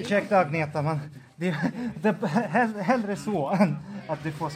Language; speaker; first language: Swedish; non-native, fluent; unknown